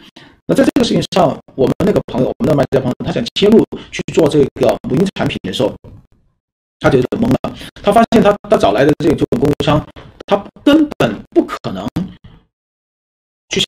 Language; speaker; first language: Chinese; native; Chinese